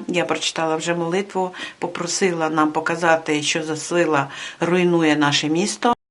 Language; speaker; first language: Ukrainian; native; Ukrainian